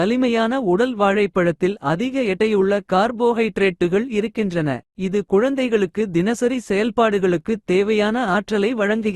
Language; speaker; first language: Tamil; native; Tamil